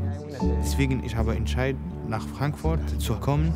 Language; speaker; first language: German; non-native, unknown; Arabic